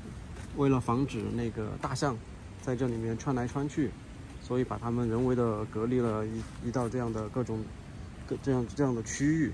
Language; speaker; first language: Chinese; native; Chinese